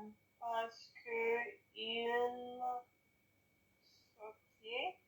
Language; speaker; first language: French; non-native, learner; English